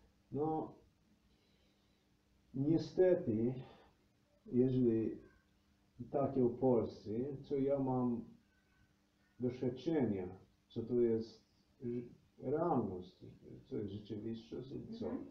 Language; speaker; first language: Polish; non-native, learner; Slovenian